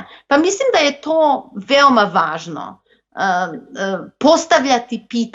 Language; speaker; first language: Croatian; non-native, local second language; Macedonian